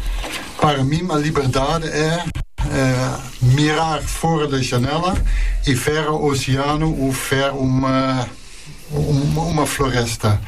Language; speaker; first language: Portuguese; non-native, learner; Dutch